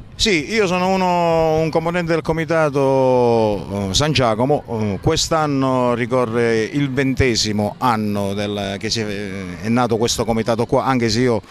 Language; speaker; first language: Italian; native; Italian